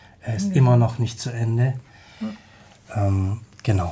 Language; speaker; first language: German; native; German